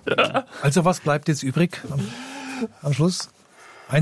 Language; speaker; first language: German; native; German